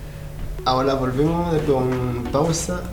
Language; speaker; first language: Spanish; non-native, learner; Haitian Creole